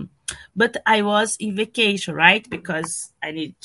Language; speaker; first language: English; non-native, learner; Portuguese